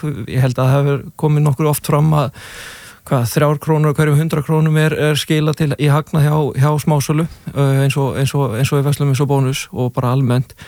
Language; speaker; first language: Icelandic; native; Icelandic